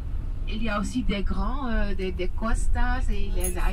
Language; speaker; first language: French; non-native, fluent; Dutch